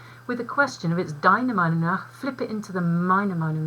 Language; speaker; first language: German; non-native, fluent; English